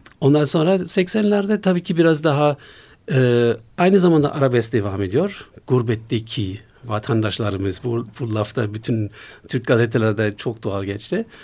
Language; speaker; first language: Turkish; non-native, fluent; German